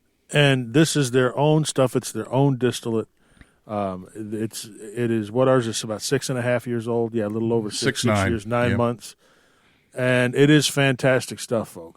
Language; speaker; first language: English; native; English